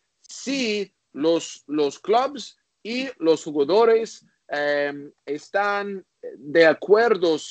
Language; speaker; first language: Spanish; non-native, learner; English